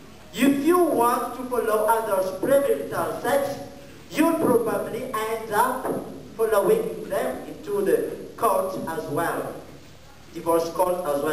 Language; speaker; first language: English; non-native, fluent; Malagasy